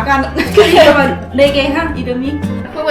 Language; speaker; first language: Korean; non-native, fluent; Vietnamese